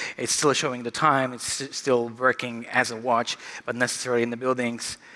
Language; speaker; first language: English; non-native, fluent; Slovak